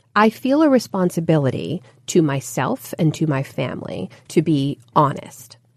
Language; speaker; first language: English; native; English